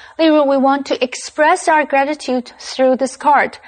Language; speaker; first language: English; non-native, fluent; Chinese